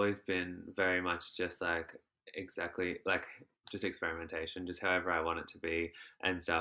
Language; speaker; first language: English; native; English